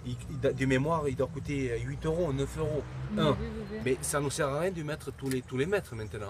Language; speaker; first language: French; native; French